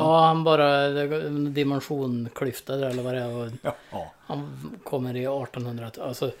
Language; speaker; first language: Swedish; native; Swedish